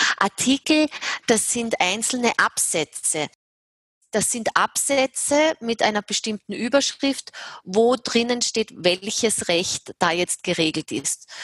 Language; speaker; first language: German; native; German